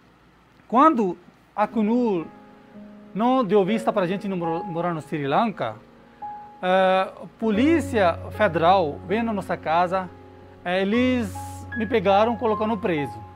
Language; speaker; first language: Portuguese; non-native, learner; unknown